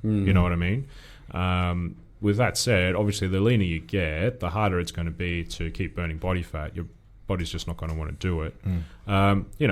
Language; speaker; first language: English; native; English